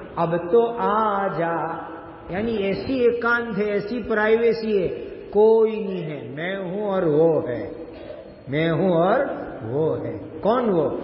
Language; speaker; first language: Urdu; non-native, local second language; Gujarati